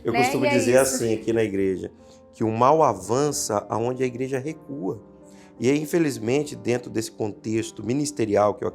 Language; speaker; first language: Portuguese; native; Portuguese